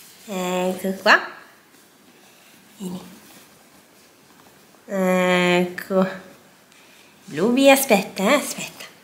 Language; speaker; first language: Italian; native; Italian